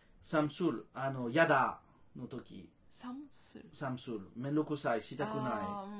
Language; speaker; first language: Japanese; non-native, fluent; French